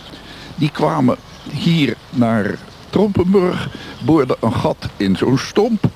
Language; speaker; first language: Dutch; native; Dutch